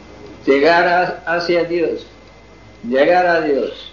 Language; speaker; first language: Spanish; non-native, fluent; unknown